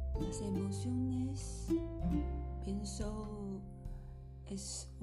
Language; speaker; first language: Spanish; non-native, learner; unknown